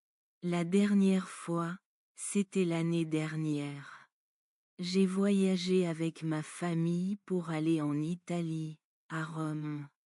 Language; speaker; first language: French; non-native, learner; Bangla